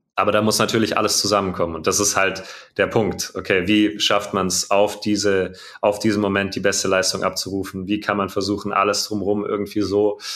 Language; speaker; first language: German; native; German